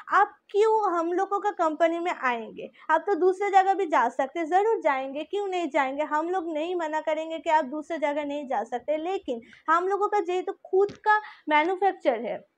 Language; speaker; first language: Hindi; non-native, local second language; Bangla